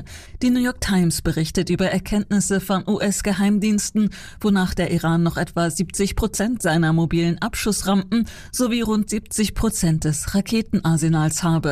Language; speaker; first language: German; native; German